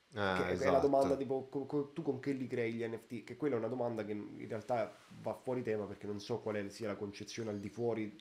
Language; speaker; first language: Italian; native; Italian